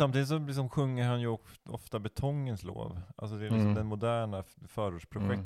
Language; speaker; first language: Swedish; native; Swedish